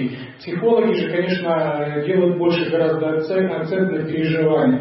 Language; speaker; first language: Russian; native; Russian